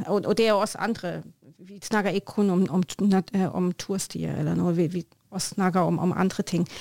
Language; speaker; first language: Norwegian; non-native, learner; German